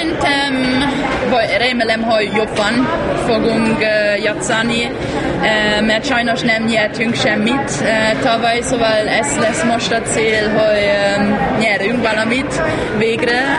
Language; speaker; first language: Hungarian; non-native, fluent; German